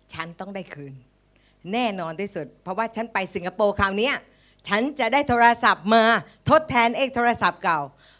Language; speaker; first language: Thai; native; Thai